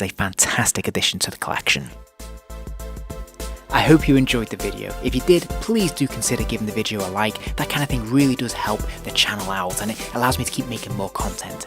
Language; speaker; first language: English; native; English